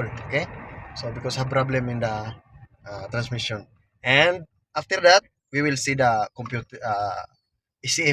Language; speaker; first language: English; non-native, local second language; Filipino